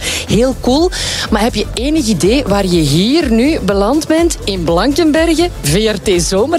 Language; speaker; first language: Dutch; native; Dutch